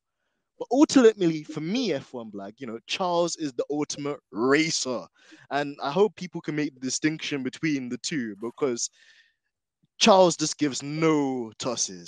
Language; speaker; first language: English; native; English